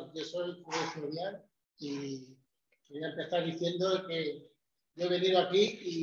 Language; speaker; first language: Spanish; non-native, local second language; Fang